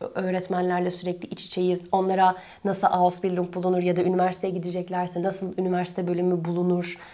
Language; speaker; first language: Turkish; native; Turkish